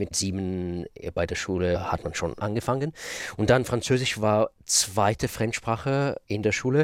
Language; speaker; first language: German; non-native, fluent; Russian